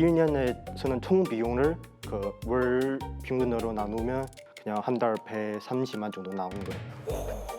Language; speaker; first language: Korean; non-native, fluent; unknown